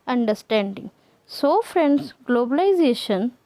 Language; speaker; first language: English; non-native, local second language; Punjabi